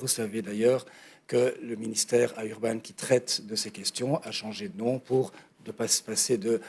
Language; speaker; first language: French; native; French